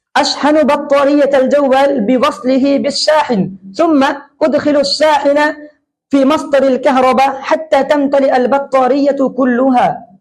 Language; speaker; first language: Arabic; non-native, fluent; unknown